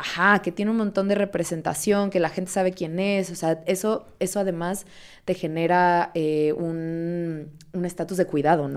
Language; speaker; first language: Spanish; native; Spanish